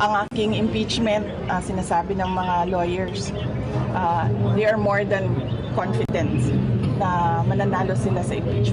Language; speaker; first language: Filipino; native; Filipino